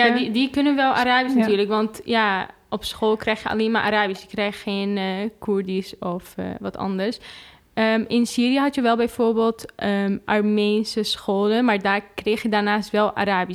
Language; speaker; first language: Dutch; non-native, fluent; Arabic